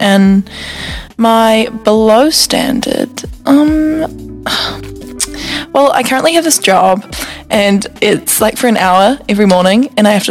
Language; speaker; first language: English; native; English